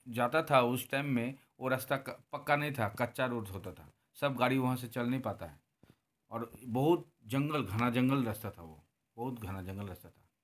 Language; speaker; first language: Hindi; non-native, local second language; Bangla